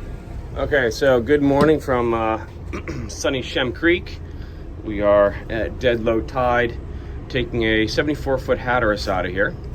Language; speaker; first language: English; native; English